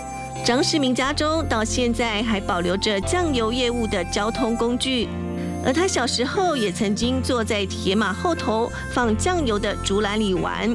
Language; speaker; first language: Chinese; native; Chinese